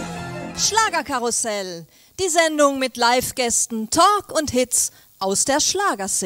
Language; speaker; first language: German; native; German